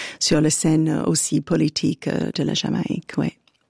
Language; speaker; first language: French; non-native, fluent; English